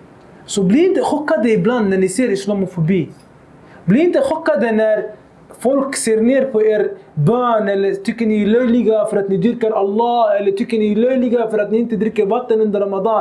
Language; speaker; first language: Swedish; early bilingual, other home language; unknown